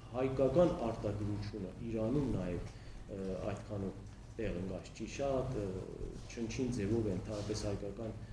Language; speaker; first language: Armenian; early bilingual, heritage; Armenian